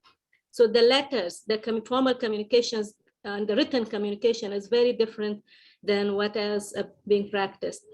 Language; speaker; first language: English; non-native, fluent; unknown